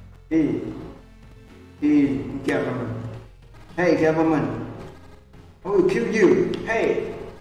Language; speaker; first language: English; non-native, learner; Vietnamese